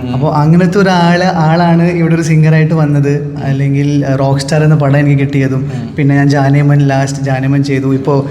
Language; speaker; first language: Malayalam; early bilingual, heritage; Hindi